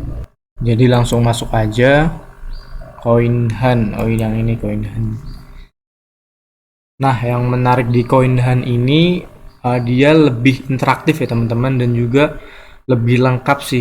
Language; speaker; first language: Indonesian; native; Indonesian